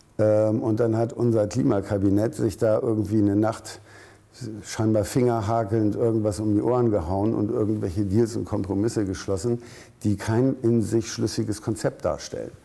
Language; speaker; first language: German; native; German